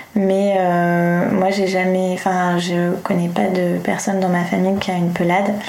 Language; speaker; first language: French; native; French